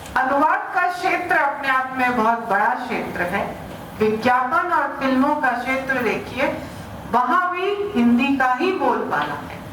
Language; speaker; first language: Hindi; native; Hindi